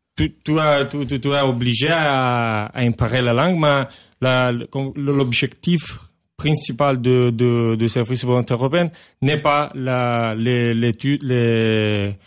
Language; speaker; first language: French; non-native, learner; Italian